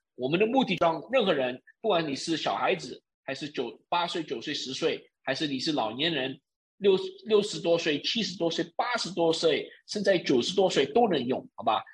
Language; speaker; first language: Chinese; early bilingual, heritage; Chinese